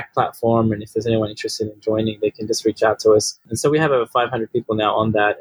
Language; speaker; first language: English; native; English